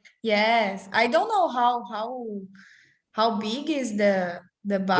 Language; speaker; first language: English; non-native, learner; Portuguese